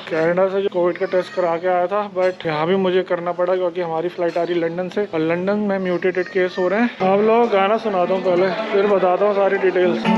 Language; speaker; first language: Hindi; native; Hindi